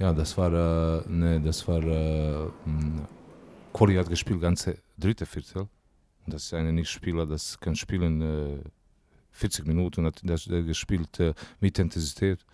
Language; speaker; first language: German; non-native, learner; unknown